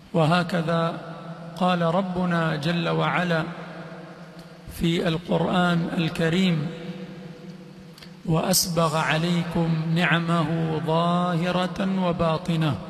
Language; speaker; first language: Arabic; non-native, fluent; Swahili